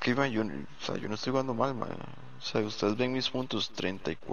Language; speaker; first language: Spanish; native; Spanish